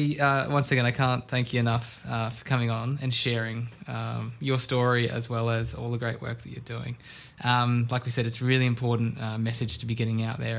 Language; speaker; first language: English; native; English